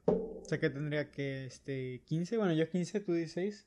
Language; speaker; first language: Spanish; native; Spanish